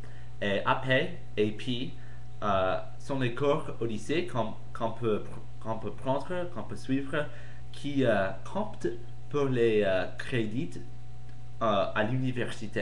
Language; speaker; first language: French; non-native, fluent; English